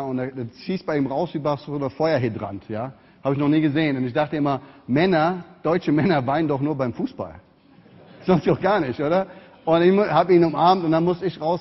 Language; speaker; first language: German; non-native, fluent; English